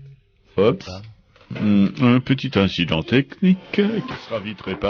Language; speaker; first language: French; native; French